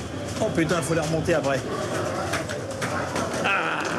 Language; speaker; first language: French; native; French